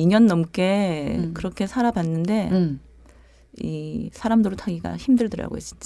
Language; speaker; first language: Korean; native; Korean